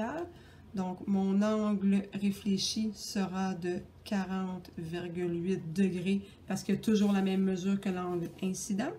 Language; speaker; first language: French; native; French